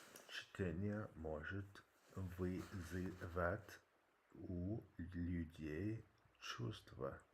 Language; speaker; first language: Russian; non-native, learner; English